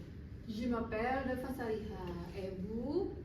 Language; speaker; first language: French; non-native, learner; Indonesian